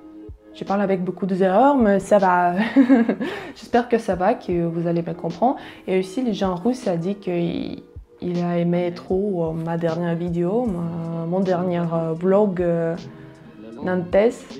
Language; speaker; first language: French; non-native, learner; Russian